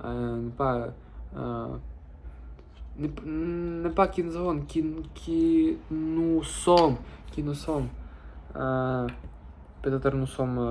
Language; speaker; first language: French; non-native, learner; Russian